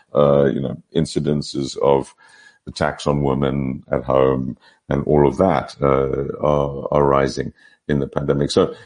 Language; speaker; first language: English; native; English